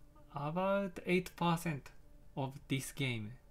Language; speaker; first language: English; non-native, learner; Japanese